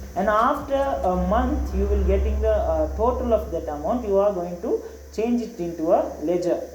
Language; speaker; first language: English; non-native, local second language; Tamil